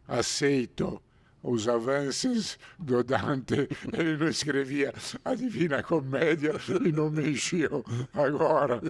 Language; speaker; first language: Portuguese; non-native, fluent; Italian